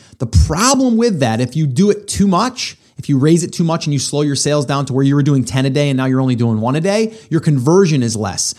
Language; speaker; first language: English; native; English